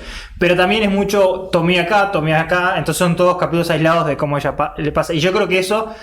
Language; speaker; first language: Spanish; native; Spanish